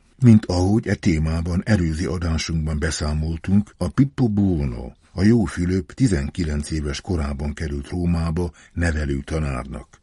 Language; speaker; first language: Hungarian; native; Hungarian